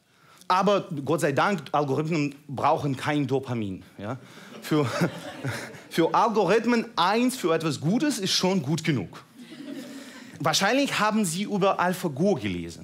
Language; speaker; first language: German; non-native, fluent; Russian